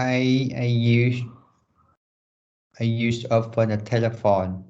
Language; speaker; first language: English; non-native, learner; Vietnamese